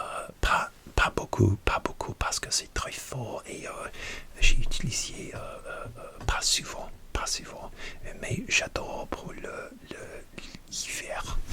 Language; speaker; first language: French; non-native, learner; English